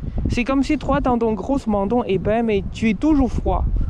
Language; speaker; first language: French; early bilingual, other home language; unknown